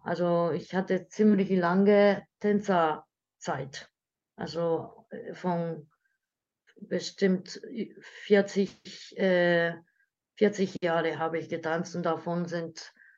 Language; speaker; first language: German; non-native, learner; Japanese